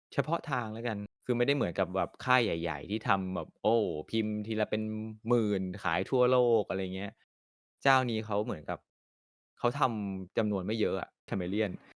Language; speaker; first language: Thai; native; Thai